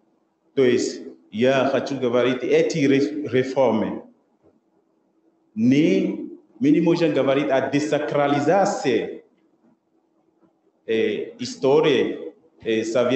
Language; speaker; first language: Russian; non-native, local second language; French